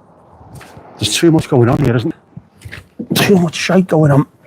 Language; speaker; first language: English; native; English